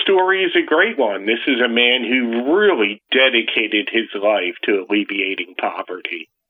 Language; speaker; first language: English; native; English